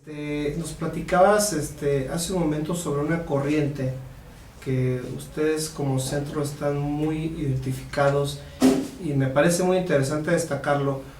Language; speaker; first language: Spanish; native; Spanish